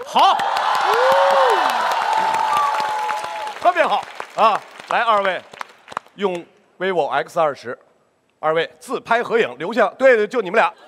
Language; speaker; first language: Chinese; native; Chinese